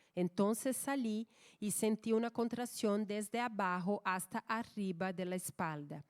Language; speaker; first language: Spanish; non-native, fluent; Portuguese